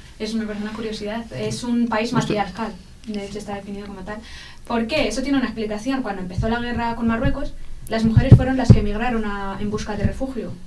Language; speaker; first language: Spanish; early bilingual, other home language; Arabic